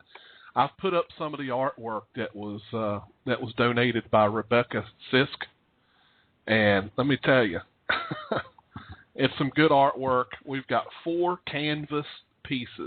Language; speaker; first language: English; native; English